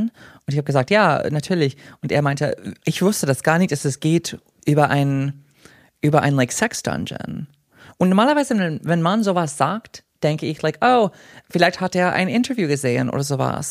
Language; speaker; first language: German; non-native, fluent; English